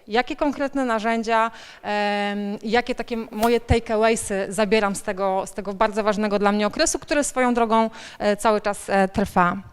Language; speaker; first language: Polish; native; Polish